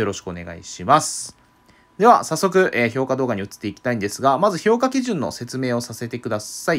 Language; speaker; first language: Japanese; native; Japanese